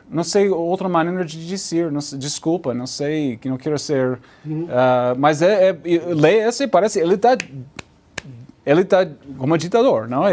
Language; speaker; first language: Portuguese; non-native, learner; English